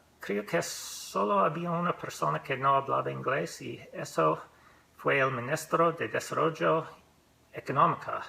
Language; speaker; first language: Spanish; non-native, learner; English